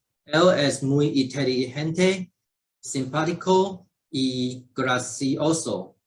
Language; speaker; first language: Spanish; non-native, learner; Chinese